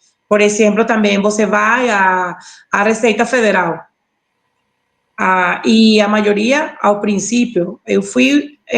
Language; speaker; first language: Portuguese; non-native, learner; Spanish